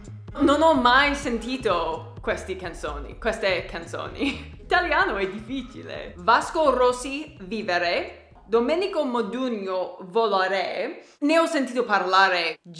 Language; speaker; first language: Italian; non-native, learner; English